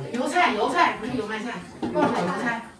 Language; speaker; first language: Chinese; native; Chinese